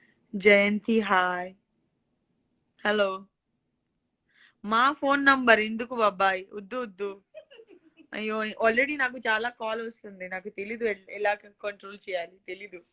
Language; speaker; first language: Telugu; non-native, learner; Gujarati